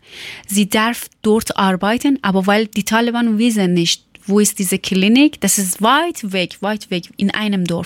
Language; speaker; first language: German; non-native, learner; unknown